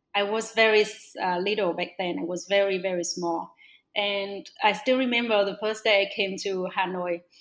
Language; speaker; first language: English; non-native, fluent; Vietnamese